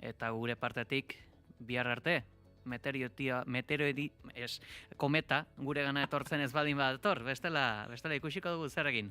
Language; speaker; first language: Basque; native; Basque